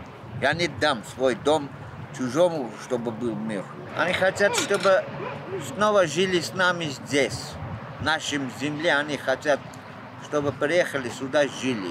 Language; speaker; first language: Russian; non-native, local second language; Armenian